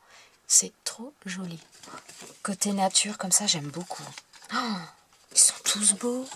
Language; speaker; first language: French; native; French